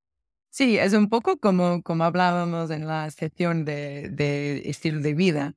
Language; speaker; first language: Spanish; non-native, fluent; Portuguese